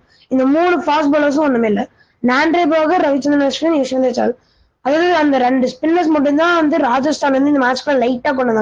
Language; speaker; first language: Tamil; native; Tamil